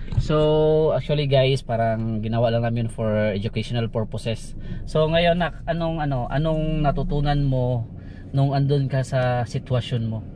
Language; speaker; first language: Filipino; non-native, local second language; Cebuano